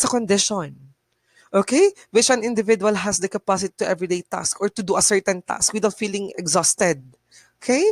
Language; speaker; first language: English; non-native, local second language; Bikol